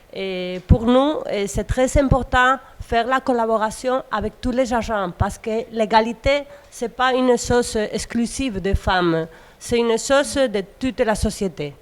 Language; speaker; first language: French; non-native, learner; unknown